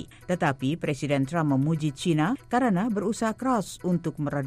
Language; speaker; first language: Indonesian; native; Indonesian